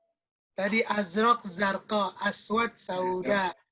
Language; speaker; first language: Arabic; non-native, fluent; Indonesian